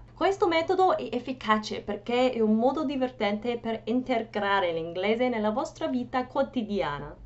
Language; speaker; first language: Italian; non-native, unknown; English